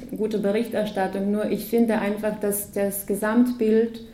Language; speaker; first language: German; non-native, fluent; Ukrainian